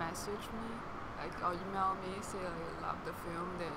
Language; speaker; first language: English; non-native, fluent; Chinese